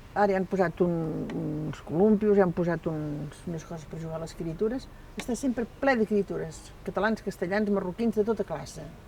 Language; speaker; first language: Catalan; native; Catalan